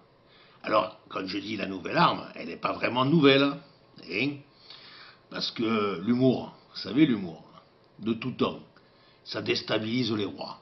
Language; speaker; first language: French; native; French